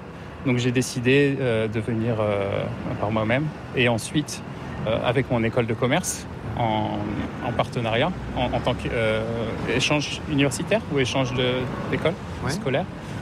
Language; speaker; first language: French; native; French